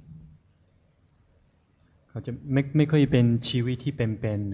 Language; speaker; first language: Thai; non-native, fluent; Chinese